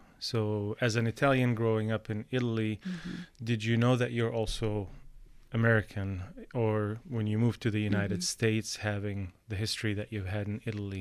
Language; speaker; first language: English; non-native, fluent; Arabic